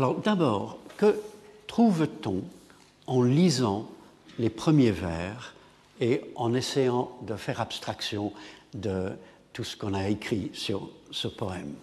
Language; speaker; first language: French; non-native, fluent; English